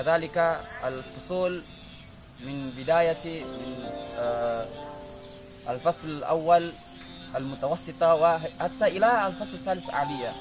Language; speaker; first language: Arabic; non-native, learner; Indonesian